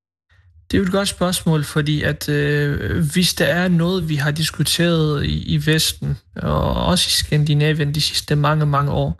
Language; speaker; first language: Danish; early bilingual, other home language; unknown